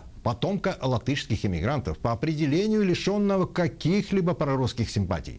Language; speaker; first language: Russian; native; Russian